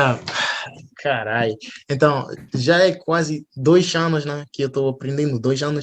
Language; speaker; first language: Portuguese; non-native, fluent; English